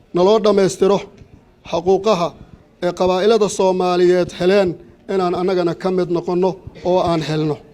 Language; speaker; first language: Somali; native; Somali